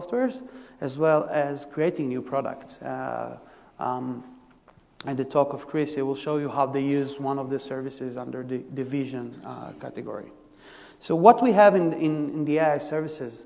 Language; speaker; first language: English; non-native, fluent; Hebrew